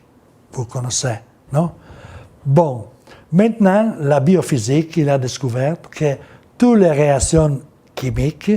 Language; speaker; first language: French; non-native, learner; Italian